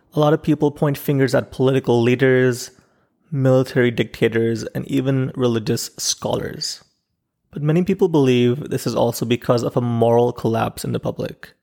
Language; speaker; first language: English; non-native, local second language; Urdu